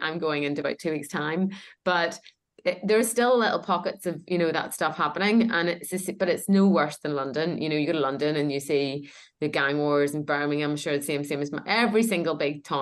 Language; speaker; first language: English; native; English